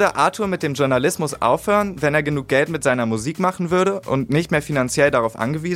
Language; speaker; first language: German; native; German